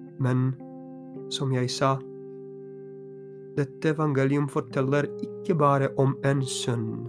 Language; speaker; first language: Norwegian; non-native, fluent; Polish